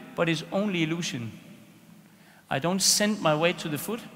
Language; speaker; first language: English; non-native, fluent; Danish